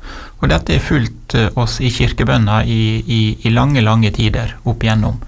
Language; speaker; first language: Norwegian; native; Norwegian